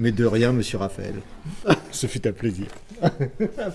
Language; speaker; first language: French; native; French